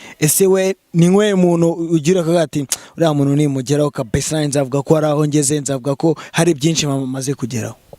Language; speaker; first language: Kinyarwanda; native; Kinyarwanda